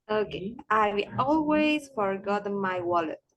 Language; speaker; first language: English; non-native, learner; Spanish